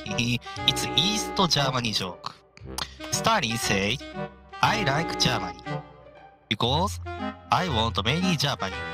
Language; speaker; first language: English; non-native, learner; Japanese